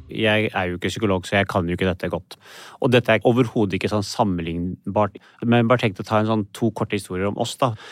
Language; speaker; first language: Norwegian; early bilingual, other home language; Urdu